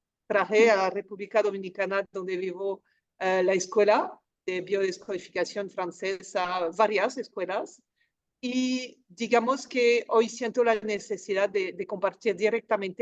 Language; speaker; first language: Spanish; non-native, fluent; French